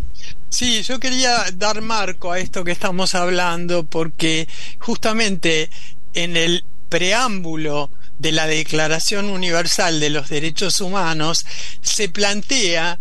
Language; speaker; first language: Spanish; native; Spanish